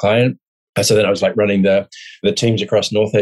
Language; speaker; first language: English; native; English